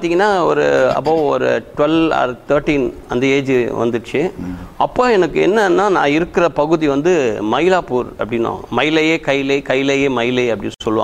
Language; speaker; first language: Tamil; native; Tamil